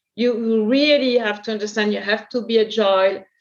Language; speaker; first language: English; non-native, fluent; French